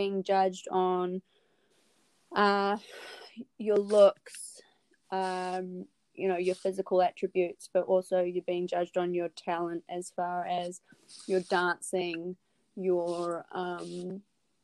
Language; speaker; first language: English; native; English